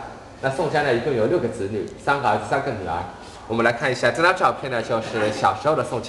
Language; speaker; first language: Chinese; native; Chinese